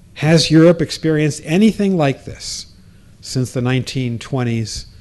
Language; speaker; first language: English; native; English